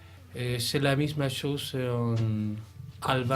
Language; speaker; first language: French; non-native, learner; Spanish